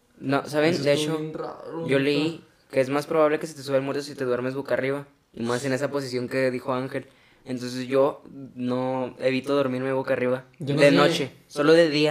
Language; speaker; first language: Spanish; native; Spanish